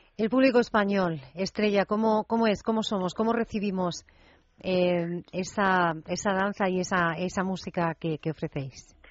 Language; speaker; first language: Spanish; native; Spanish